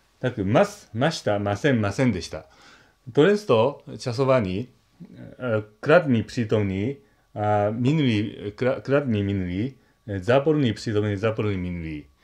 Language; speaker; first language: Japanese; non-native, learner; Czech